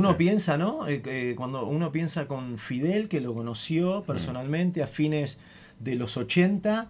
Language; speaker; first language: Spanish; native; Spanish